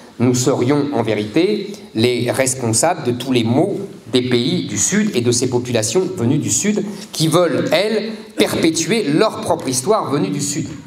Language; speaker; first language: French; native; French